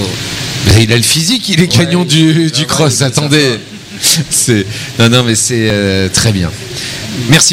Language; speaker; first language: French; native; French